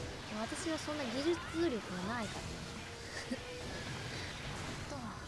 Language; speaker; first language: Japanese; native; Japanese